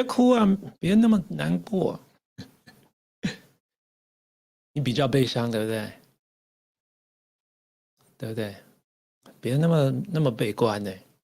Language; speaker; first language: Chinese; non-native, learner; English